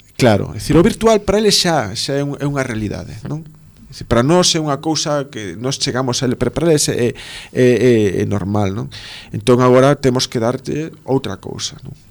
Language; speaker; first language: Galician; non-native, local second language; Spanish